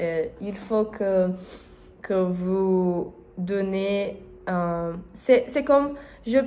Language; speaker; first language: French; non-native, learner; Portuguese